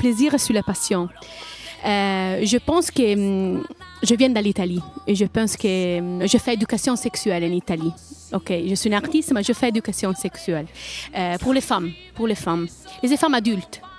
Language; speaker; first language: French; non-native, learner; Italian